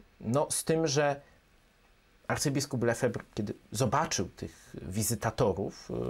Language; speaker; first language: Polish; native; Polish